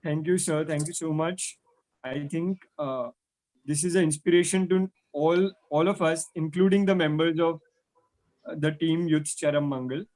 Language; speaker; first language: English; non-native, local second language; Hindi